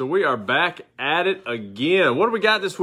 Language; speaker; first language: English; native; English